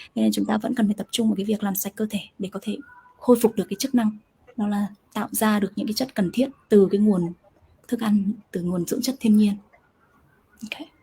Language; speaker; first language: Vietnamese; native; Vietnamese